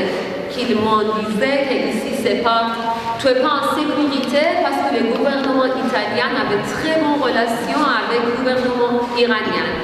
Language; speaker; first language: French; non-native, learner; Persian